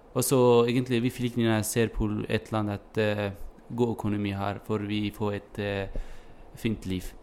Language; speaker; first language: Norwegian; non-native, learner; Kurdish